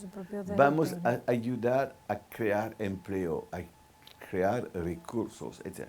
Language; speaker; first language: Spanish; non-native, local second language; French